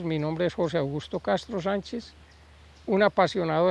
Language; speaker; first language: Spanish; native; Spanish